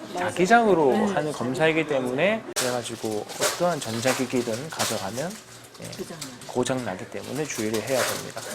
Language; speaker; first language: Korean; native; Korean